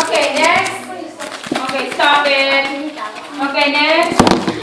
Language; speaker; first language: English; non-native, fluent; Korean